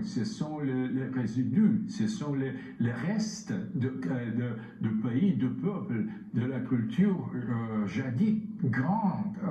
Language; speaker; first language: French; non-native, fluent; Russian